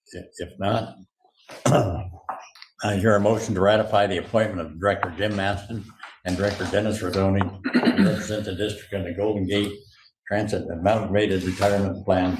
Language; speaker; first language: English; native; English